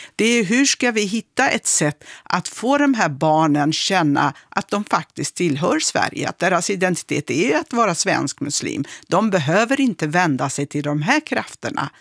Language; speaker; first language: Swedish; non-native, fluent; Kurdish